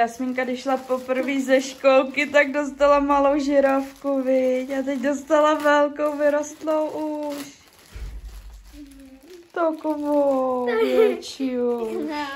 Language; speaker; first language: Czech; native; Czech